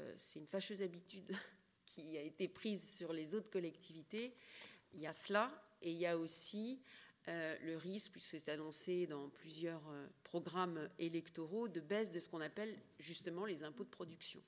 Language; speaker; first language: French; native; French